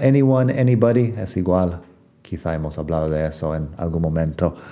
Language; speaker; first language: Spanish; non-native, fluent; English